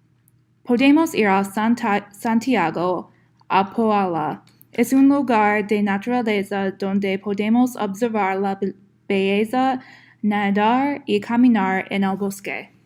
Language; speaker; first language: Spanish; non-native, learner; English